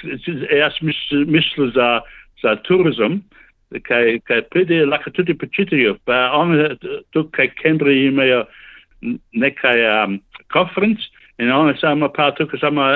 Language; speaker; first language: Slovenian; early bilingual, heritage; Slovenian